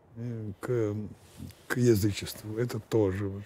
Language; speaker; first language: Russian; non-native, fluent; Lithuanian